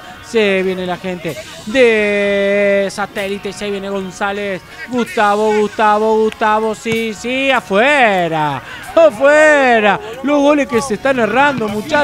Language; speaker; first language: Spanish; native; Spanish